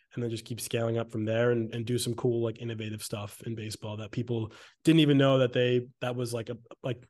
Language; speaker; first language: English; native; English